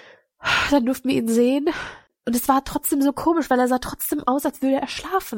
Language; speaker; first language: German; native; German